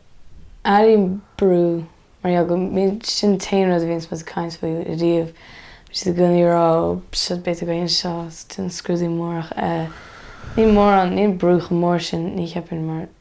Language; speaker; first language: Irish; native; Irish